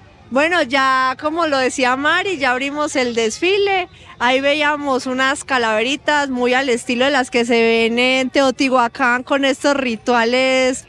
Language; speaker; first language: Spanish; native; Spanish